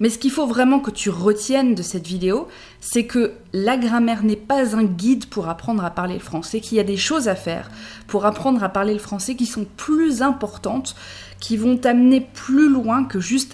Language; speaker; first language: French; native; French